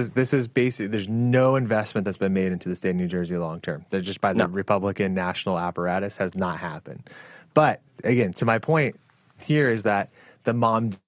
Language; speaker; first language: English; native; English